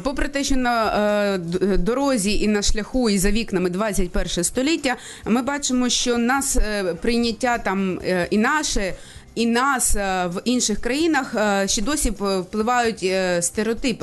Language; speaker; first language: Ukrainian; native; Ukrainian